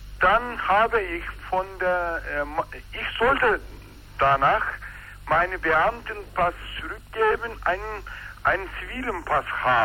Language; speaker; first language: German; non-native, learner; Turkish